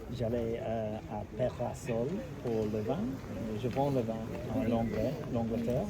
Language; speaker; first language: French; non-native, learner; English